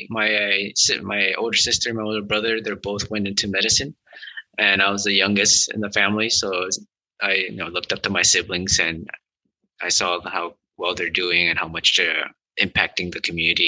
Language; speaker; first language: English; early bilingual, other home language; Vietnamese